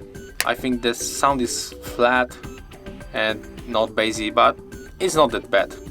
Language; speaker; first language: English; non-native, fluent; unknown